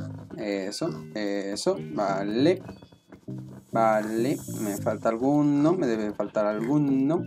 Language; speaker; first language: Spanish; native; Spanish